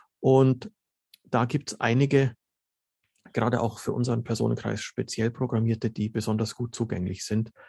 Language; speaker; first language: German; early bilingual, other home language; Slovenian